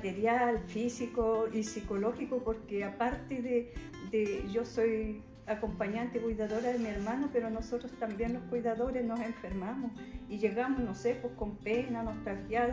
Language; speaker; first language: Spanish; native; Spanish